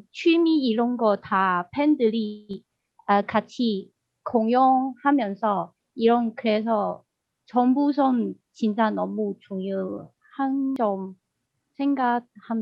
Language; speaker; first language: Korean; non-native, learner; Chinese